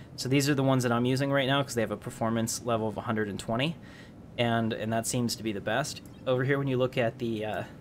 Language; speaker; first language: English; native; English